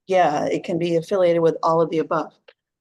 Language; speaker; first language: English; native; English